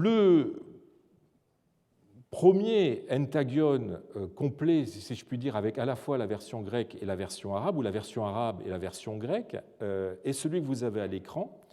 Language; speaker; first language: French; native; French